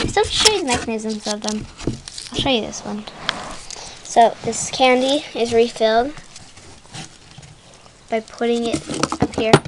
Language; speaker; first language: English; native; English